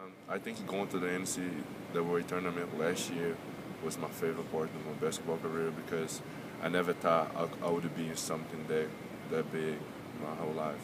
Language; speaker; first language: English; non-native, fluent; Portuguese